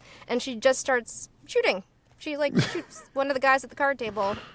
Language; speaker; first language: English; native; English